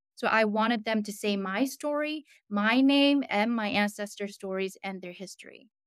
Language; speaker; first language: English; early bilingual, other home language; Korean